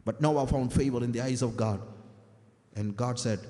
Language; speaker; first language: English; non-native, local second language; Malayalam